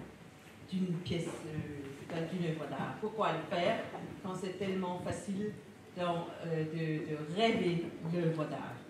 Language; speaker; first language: French; non-native, fluent; Danish